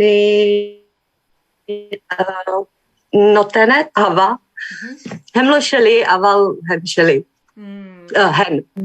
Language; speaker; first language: Hebrew; non-native, learner; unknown